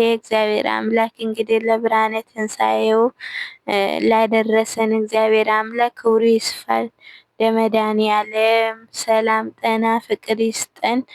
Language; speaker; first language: Amharic; non-native, local second language; Tigrinya